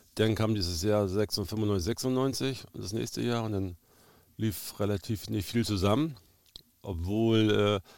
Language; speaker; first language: German; native; German